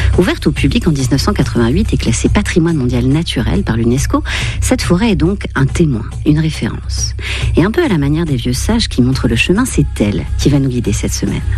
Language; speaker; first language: French; native; French